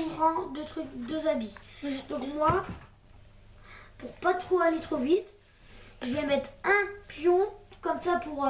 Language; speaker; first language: French; native; French